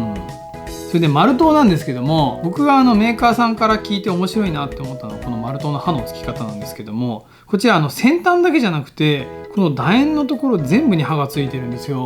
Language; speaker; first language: Japanese; native; Japanese